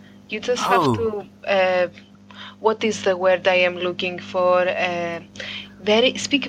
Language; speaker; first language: English; non-native, fluent; Greek